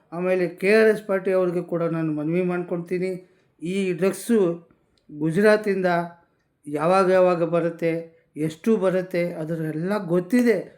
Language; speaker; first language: Kannada; non-native, local second language; Gujarati